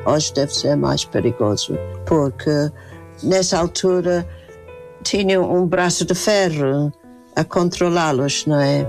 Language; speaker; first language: Portuguese; non-native, fluent; English